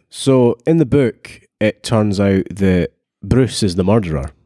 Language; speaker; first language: English; native; English